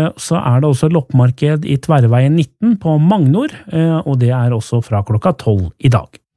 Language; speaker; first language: Norwegian; native; Norwegian